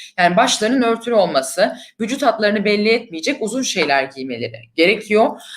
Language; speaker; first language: Turkish; native; Turkish